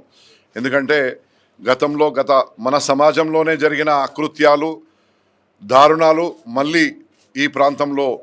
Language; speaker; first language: Telugu; native; Telugu